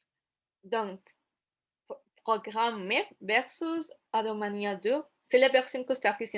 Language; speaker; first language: French; non-native, fluent; Spanish